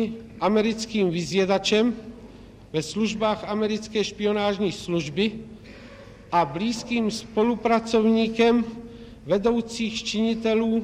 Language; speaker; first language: Czech; native; Czech